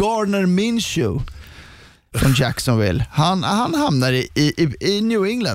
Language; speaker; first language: Swedish; native; Swedish